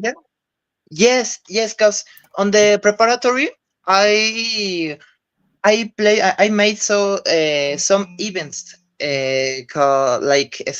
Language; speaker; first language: English; non-native, learner; Spanish